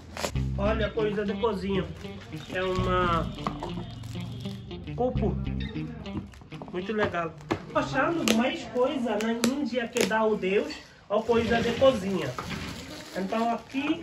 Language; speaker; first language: Portuguese; non-native, learner; Hindi